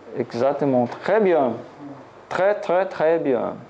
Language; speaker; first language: French; non-native, learner; Portuguese